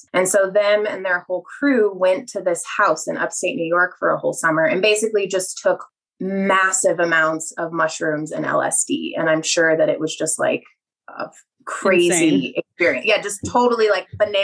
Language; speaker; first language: English; native; English